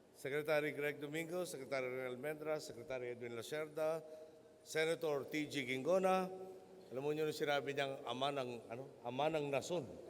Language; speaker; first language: Filipino; native; Filipino